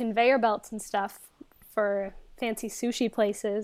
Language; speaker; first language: English; native; English